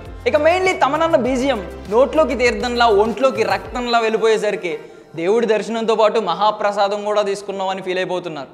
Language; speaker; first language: Telugu; native; Telugu